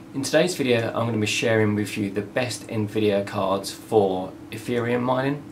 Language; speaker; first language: English; native; English